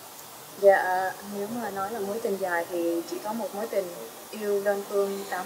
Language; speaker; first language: Vietnamese; early bilingual, heritage; Vietnamese